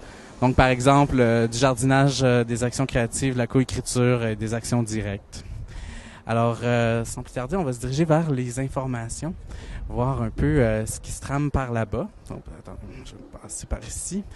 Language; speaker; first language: French; native; French